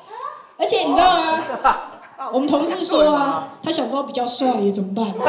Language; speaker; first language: Chinese; native; Chinese